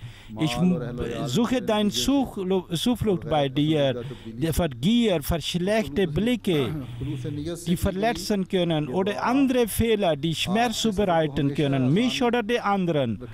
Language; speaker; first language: German; non-native, fluent; Urdu